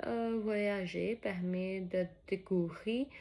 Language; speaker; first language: French; non-native, learner; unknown